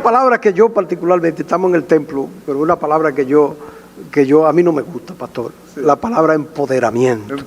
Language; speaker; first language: Spanish; native; Spanish